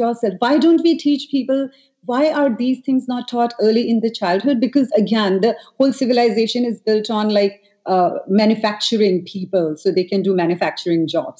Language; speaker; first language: English; non-native, local second language; Hindi